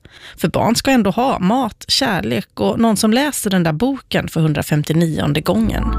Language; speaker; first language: Swedish; native; Swedish